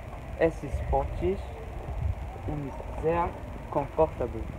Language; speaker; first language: German; non-native, learner; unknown